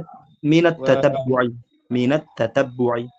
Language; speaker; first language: Arabic; non-native, fluent; Indonesian